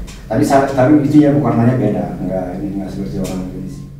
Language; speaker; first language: Indonesian; non-native, fluent; Arabic